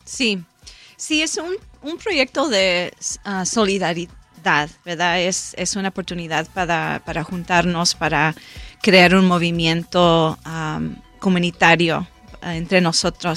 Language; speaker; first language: Spanish; non-native, local second language; English